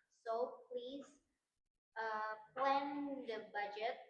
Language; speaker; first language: English; non-native, learner; Indonesian